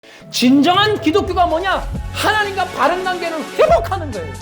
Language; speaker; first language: Korean; native; Korean